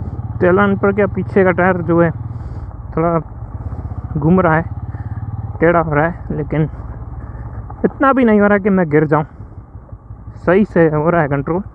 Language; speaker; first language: Hindi; non-native, local second language; Gujarati